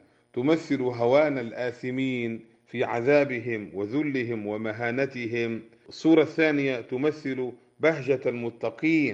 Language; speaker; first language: Arabic; native; Arabic